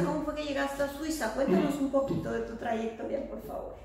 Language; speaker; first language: Spanish; native; Spanish